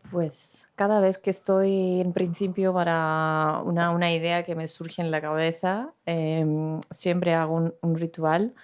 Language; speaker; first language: Spanish; non-native, fluent; Greek